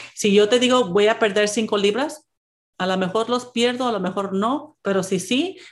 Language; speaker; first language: Spanish; early bilingual, heritage; Spanish